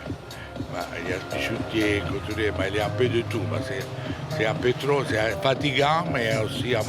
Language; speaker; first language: French; non-native, fluent; Italian